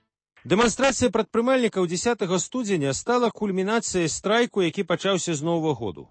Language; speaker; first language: Belarusian; native; Belarusian